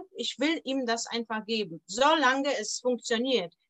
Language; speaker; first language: German; non-native, fluent; Polish